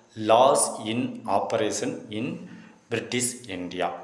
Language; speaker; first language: English; non-native, local second language; Tamil